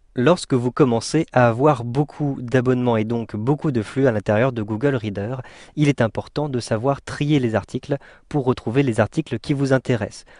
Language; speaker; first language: French; native; French